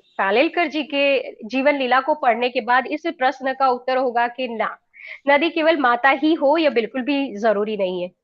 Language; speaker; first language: Hindi; non-native, local second language; Gujarati